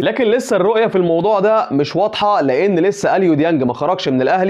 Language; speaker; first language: Arabic; native; Arabic